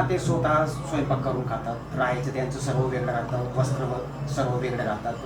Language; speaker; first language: Marathi; non-native, local second language; Bhili